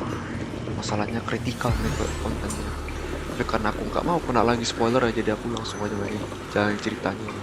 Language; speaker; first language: Indonesian; native; Indonesian